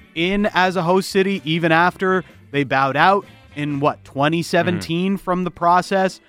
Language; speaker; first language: English; early bilingual, other home language; Italian